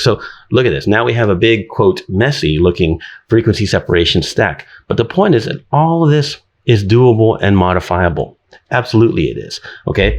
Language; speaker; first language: English; native; English